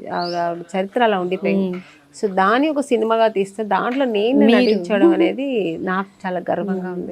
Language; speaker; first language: Telugu; non-native, local second language; Kannada